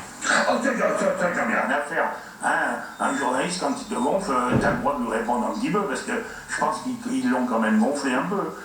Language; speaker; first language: French; native; French